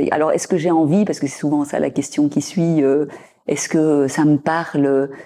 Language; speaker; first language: French; native; French